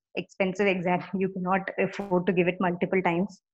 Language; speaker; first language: English; non-native, local second language; Malayalam